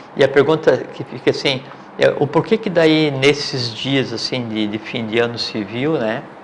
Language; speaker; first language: Portuguese; native; Portuguese